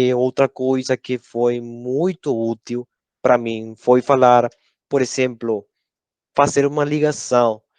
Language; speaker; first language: Portuguese; non-native, learner; Spanish